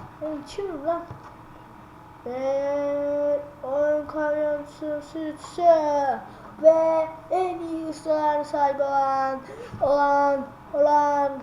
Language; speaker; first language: Turkish; non-native, learner; Azerbaijani